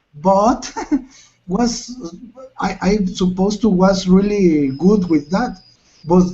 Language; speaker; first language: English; non-native, learner; Spanish